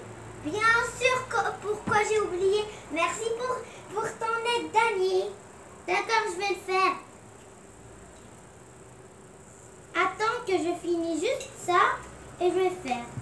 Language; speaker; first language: French; non-native, local second language; Arabic